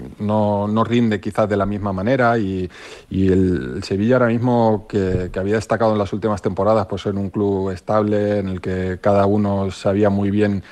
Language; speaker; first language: Spanish; native; Spanish